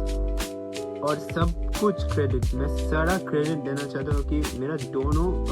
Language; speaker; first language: Hindi; non-native, local second language; Bangla